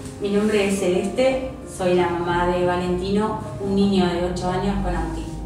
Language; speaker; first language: Spanish; native; Spanish